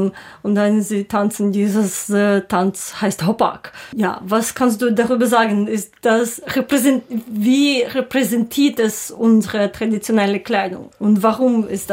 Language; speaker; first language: German; non-native, learner; Ukrainian